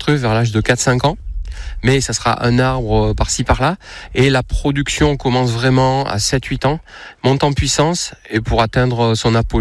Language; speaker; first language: French; native; French